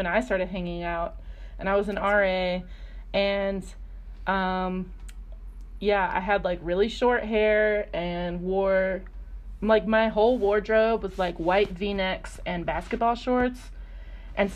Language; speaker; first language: English; native; English